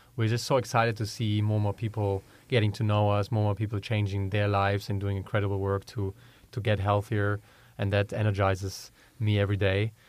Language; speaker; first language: English; non-native, fluent; German